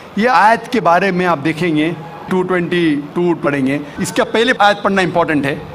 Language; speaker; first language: Urdu; non-native, local second language; Konkani